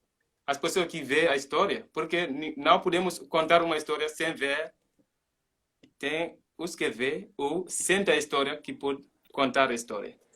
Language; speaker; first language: Portuguese; non-native, learner; Mandingo